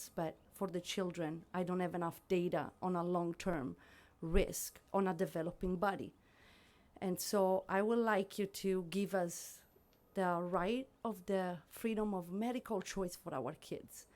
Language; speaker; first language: English; non-native, fluent; Italian